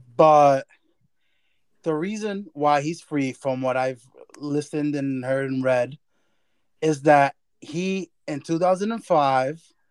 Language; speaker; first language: English; early bilingual, other home language; Spanish